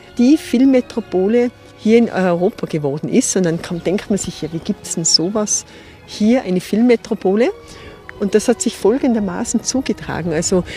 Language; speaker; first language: German; native; German